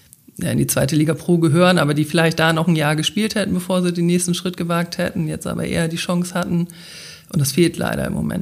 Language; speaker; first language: German; native; German